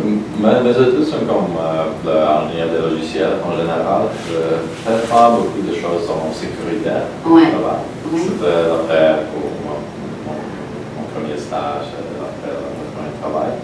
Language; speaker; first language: French; non-native, learner; Polish